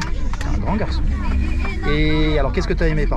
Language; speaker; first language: French; native; French